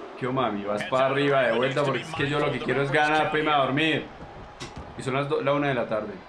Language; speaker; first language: Spanish; native; Spanish